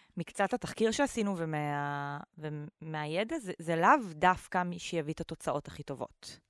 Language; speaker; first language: Hebrew; native; Hebrew